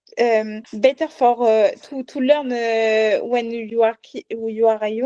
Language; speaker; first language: English; non-native, learner; French